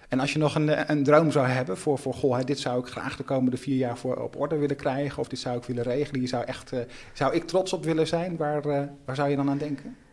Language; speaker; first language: Dutch; native; Dutch